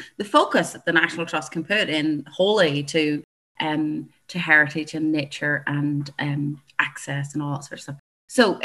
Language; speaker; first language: English; native; English